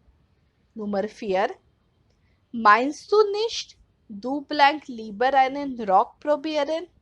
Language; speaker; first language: German; non-native, fluent; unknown